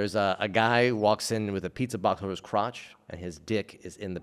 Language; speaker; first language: English; native; English